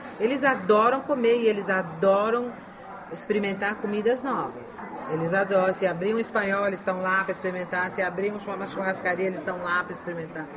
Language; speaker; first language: Portuguese; early bilingual, heritage; Chinese